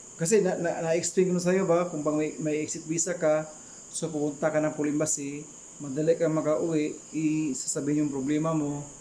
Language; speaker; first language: Filipino; non-native, local second language; Cebuano